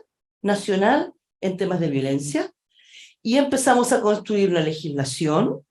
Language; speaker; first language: Spanish; native; Spanish